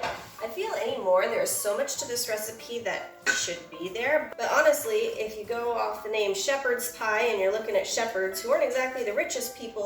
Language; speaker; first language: English; native; English